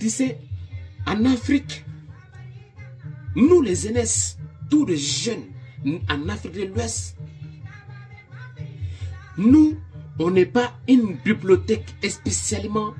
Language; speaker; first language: French; non-native, local second language; Bambara